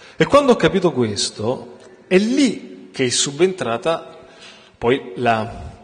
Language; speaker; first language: Italian; native; Italian